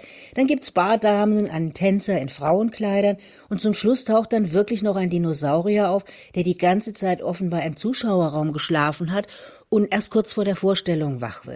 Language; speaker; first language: German; native; German